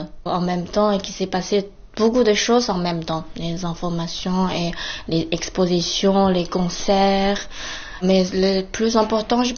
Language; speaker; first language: French; non-native, fluent; Chinese